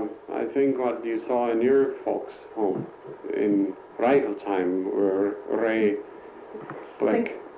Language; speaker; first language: English; early bilingual, other home language; German